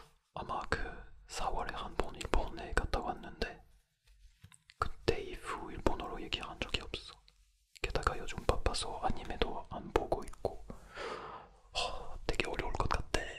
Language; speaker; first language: Korean; non-native, fluent; French